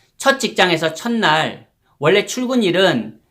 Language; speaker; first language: Korean; native; Korean